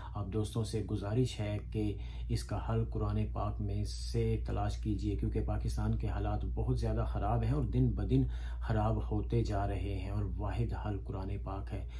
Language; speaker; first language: Urdu; non-native, local second language; Punjabi